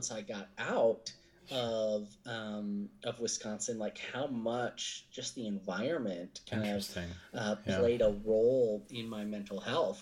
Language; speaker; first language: English; native; English